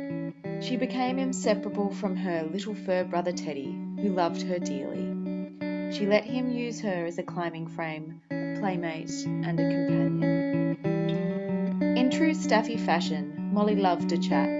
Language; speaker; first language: English; native; English